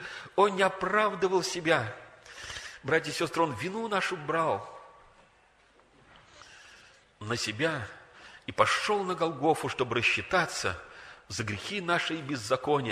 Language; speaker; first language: Russian; native; Russian